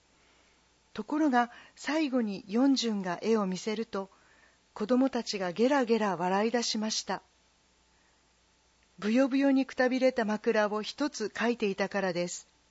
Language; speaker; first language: Japanese; non-native, fluent; Korean